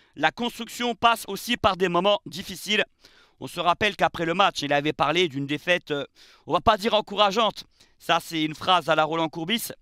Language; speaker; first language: French; native; French